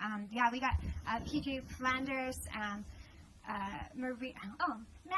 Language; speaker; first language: English; native; English